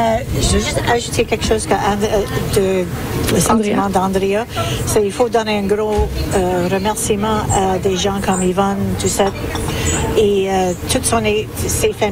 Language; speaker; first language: French; native; French